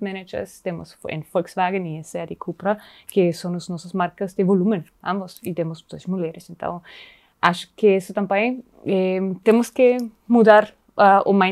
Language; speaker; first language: Portuguese; non-native, fluent; German